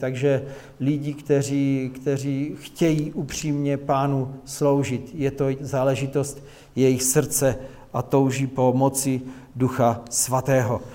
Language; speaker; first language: Czech; non-native, local second language; Polish